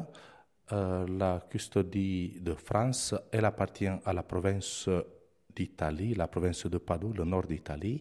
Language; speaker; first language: French; non-native, fluent; Romanian